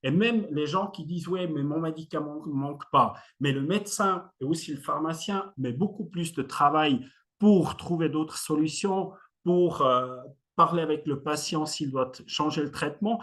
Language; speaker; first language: French; non-native, local second language; German